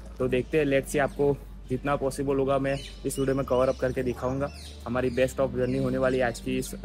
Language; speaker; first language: Hindi; non-native, local second language; Gujarati